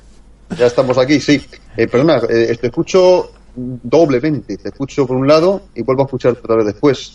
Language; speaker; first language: Spanish; native; Spanish